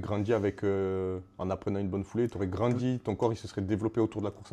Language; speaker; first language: French; native; French